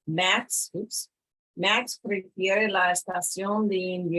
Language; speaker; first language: Spanish; non-native, fluent; English